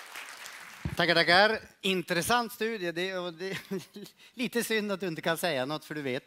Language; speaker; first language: Swedish; native; Swedish